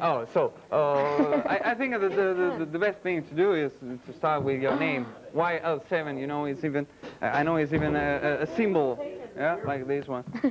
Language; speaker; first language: English; non-native, learner; Italian